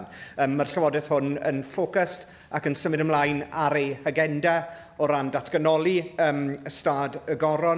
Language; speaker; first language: Welsh; native; Welsh